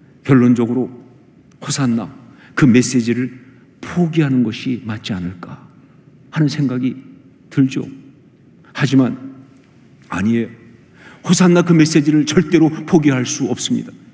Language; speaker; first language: Korean; native; Korean